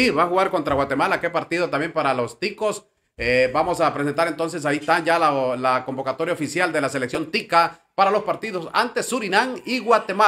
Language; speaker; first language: Spanish; native; Spanish